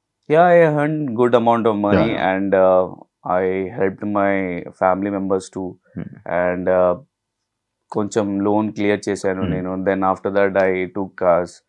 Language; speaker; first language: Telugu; non-native, local second language; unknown